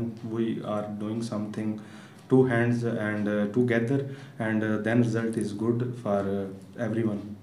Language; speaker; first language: English; non-native, learner; Punjabi